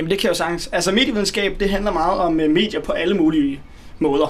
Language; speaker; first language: Danish; native; Danish